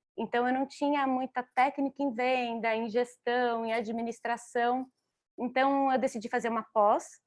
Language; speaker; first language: Portuguese; native; Portuguese